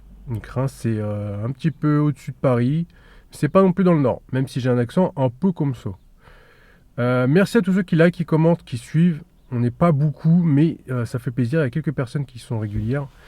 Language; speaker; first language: French; native; French